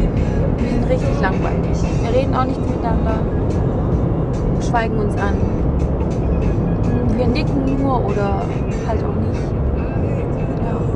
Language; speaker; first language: German; native; German